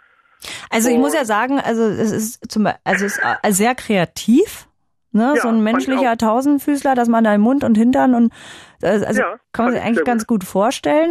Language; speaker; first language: German; native; German